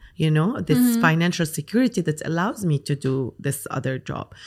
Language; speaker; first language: English; non-native, fluent; Arabic